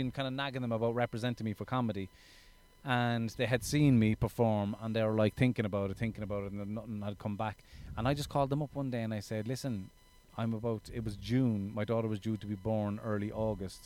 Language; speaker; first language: English; native; English